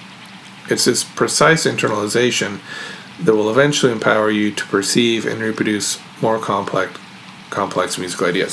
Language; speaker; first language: English; native; English